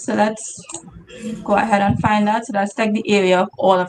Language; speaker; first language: English; native; English